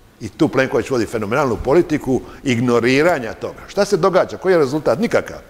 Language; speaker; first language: Croatian; native; Croatian